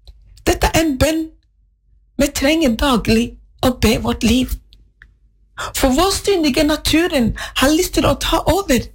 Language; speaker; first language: Norwegian; non-native, fluent; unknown